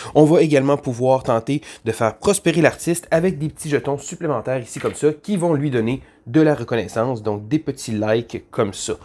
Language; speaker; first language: French; native; French